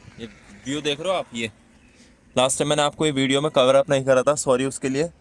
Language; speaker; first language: Hindi; native; Hindi